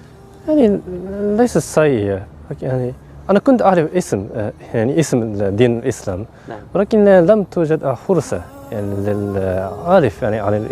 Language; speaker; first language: Arabic; non-native, learner; Japanese